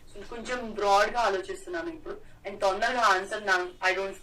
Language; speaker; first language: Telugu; non-native, learner; Gujarati